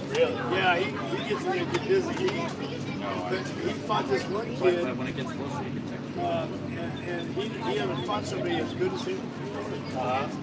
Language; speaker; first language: English; native; English